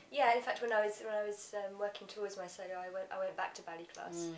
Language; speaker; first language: English; native; English